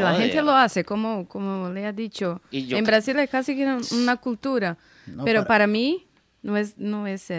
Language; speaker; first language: Spanish; non-native, fluent; Portuguese